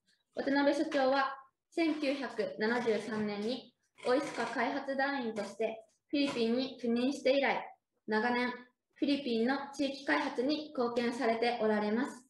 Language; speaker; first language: Japanese; native; Japanese